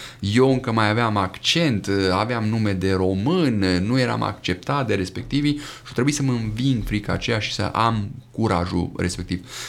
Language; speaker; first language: Romanian; native; Romanian